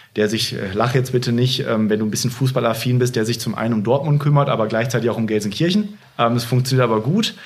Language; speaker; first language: German; native; German